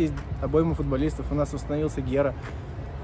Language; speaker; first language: Russian; native; Russian